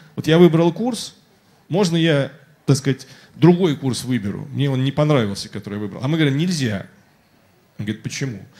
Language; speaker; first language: Russian; native; Russian